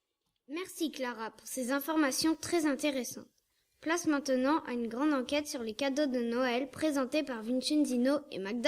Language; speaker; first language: French; native; French